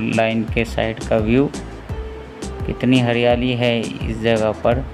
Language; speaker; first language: Hindi; native; Hindi